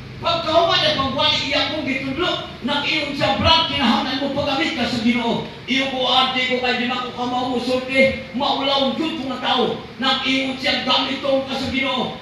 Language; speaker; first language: Cebuano; non-native, local second language; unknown